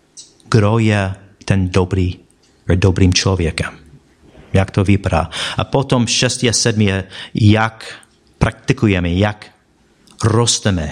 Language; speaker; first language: Czech; non-native, fluent; English